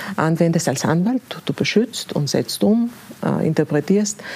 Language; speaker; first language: German; non-native, fluent; Greek